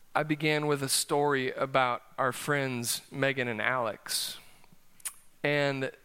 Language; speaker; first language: English; native; English